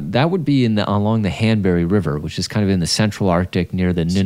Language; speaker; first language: English; native; English